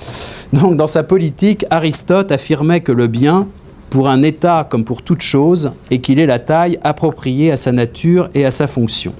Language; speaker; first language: French; native; French